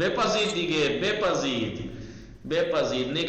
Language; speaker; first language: Persian; non-native, fluent; Urdu